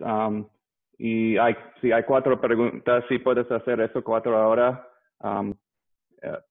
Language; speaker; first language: Spanish; non-native, learner; English